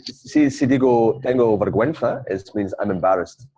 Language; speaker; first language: Spanish; non-native, learner; English